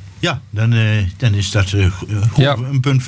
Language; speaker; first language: Dutch; native; Dutch